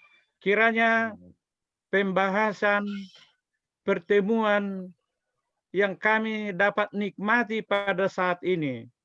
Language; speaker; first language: Indonesian; native; Indonesian